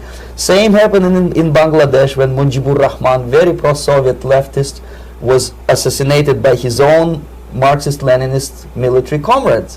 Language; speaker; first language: English; non-native, fluent; Russian